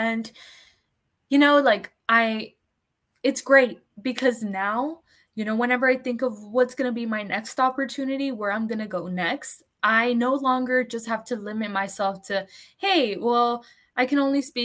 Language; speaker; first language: English; early bilingual, other home language; Spanish